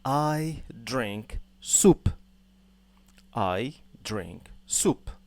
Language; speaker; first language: English; non-native, fluent; Arabic